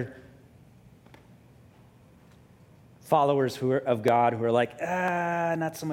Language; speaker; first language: English; native; English